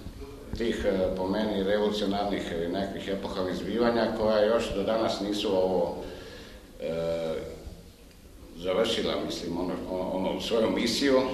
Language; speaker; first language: Croatian; native; Croatian